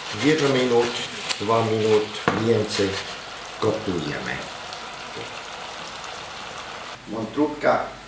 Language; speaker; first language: Polish; non-native, learner; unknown